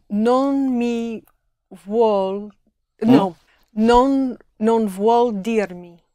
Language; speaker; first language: Italian; non-native, learner; English